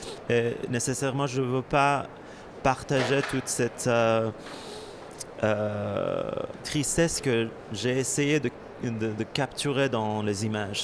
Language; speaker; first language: French; non-native, fluent; Persian